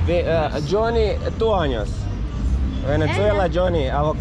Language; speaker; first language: Spanish; non-native, learner; Croatian